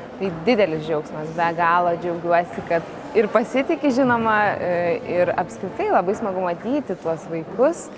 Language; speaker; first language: Lithuanian; native; Lithuanian